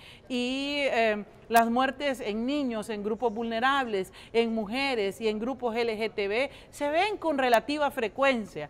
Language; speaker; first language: Spanish; native; Spanish